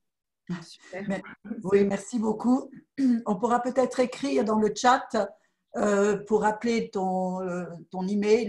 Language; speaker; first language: French; native; French